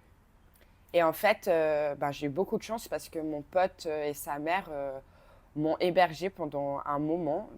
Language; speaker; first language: French; native; French